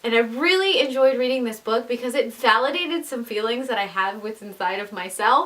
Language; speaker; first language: English; native; English